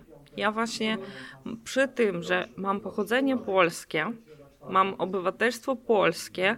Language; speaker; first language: Polish; non-native, fluent; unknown